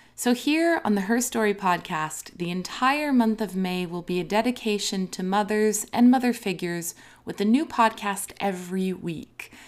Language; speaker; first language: English; native; English